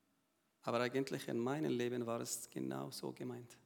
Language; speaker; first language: German; non-native, learner; Arabic